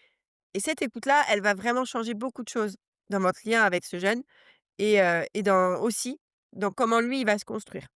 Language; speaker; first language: French; native; French